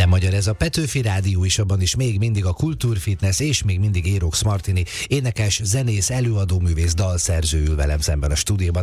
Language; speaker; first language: Hungarian; native; Hungarian